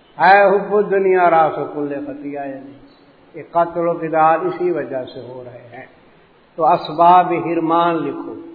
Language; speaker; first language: Urdu; non-native, local second language; Punjabi